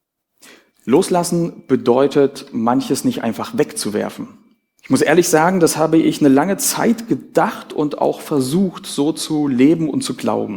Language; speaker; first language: German; native; German